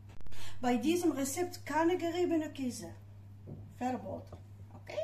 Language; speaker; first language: German; non-native, fluent; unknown